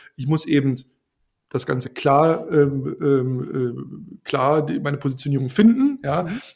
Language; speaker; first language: German; native; German